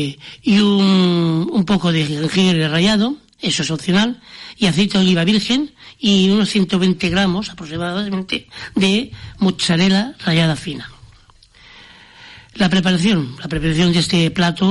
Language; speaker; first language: Spanish; native; Spanish